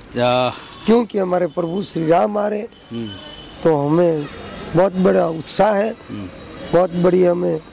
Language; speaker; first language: Hindi; non-native, local second language; Gujarati